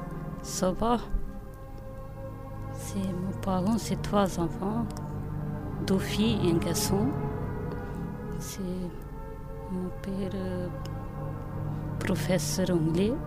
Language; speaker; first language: French; non-native, learner; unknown